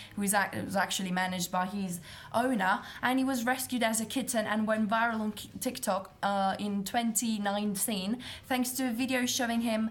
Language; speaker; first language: English; non-native, fluent; Italian